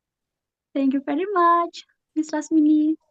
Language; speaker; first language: English; non-native, learner; Indonesian